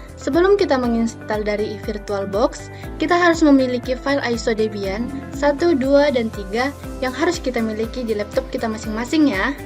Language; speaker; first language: Indonesian; native; Indonesian